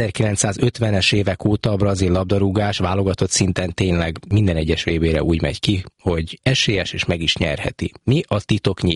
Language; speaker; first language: Hungarian; native; Hungarian